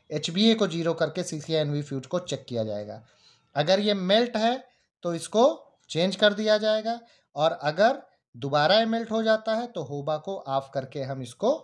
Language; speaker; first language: Hindi; native; Hindi